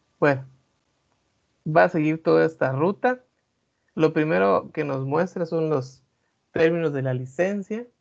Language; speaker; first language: Spanish; native; Spanish